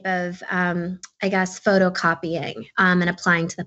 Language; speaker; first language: English; non-native, local second language; Urdu